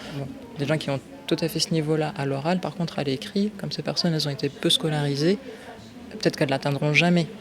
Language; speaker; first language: French; native; French